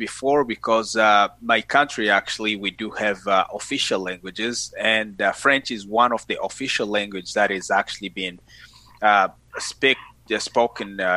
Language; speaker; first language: English; non-native, fluent; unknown